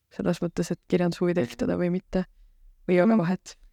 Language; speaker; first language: Estonian; native; Estonian